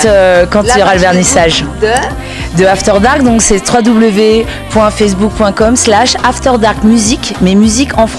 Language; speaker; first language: French; native; French